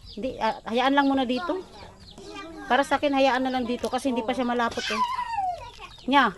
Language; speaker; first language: Filipino; non-native, local second language; Iloko